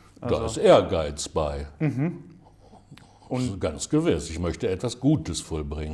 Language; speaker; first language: German; native; German